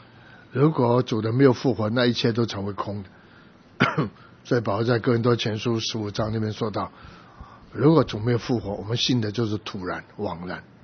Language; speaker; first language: Chinese; native; Chinese